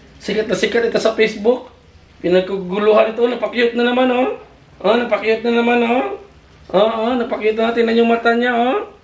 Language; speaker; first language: Filipino; non-native, local second language; Cebuano